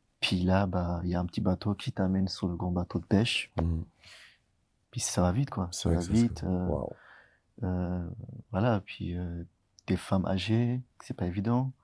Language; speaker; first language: French; early bilingual, other home language; Tigrinya